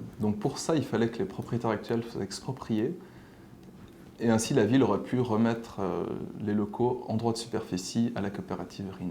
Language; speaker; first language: French; native; French